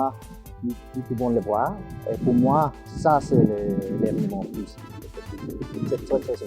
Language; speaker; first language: French; non-native, fluent; English